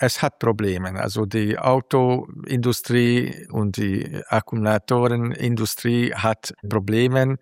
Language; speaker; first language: German; non-native, fluent; Hungarian